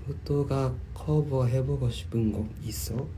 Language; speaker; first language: Korean; non-native, learner; Japanese